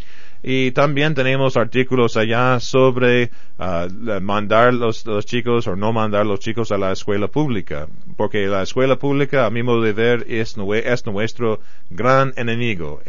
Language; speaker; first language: Spanish; non-native, fluent; English